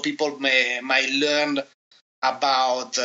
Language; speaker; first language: English; non-native, fluent; Italian